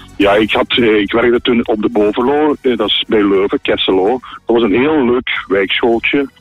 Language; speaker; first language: Dutch; native; Dutch